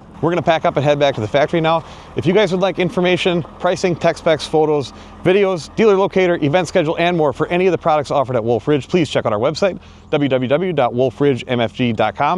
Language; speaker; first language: English; native; English